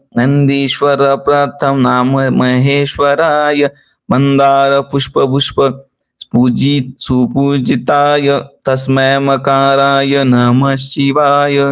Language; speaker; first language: Hindi; non-native, local second language; Marathi